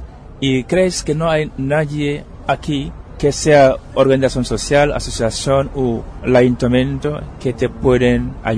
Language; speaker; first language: Spanish; non-native, fluent; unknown